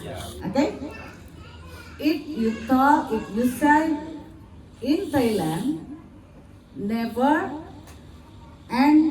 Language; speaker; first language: English; non-native, learner; Thai